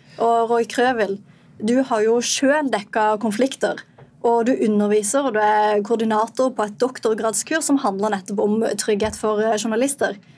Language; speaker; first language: Norwegian; native; Norwegian